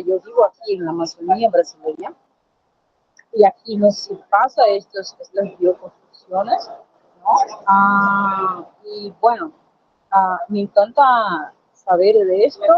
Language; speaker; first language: Spanish; non-native, learner; Portuguese